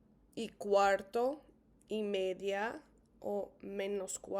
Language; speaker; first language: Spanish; non-native, fluent; English